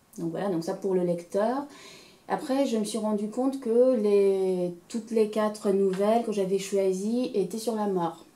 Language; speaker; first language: French; non-native, fluent; Romanian